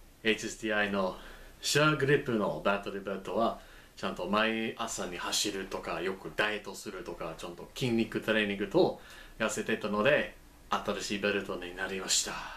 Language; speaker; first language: Japanese; non-native, fluent; English